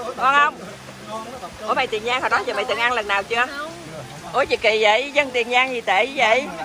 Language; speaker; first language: Vietnamese; early bilingual, heritage; Vietnamese